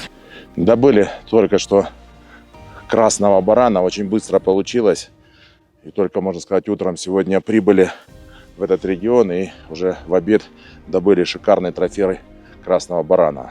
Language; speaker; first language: Russian; native; Russian